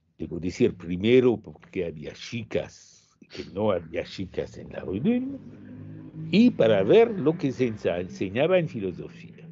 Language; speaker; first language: Spanish; non-native, fluent; French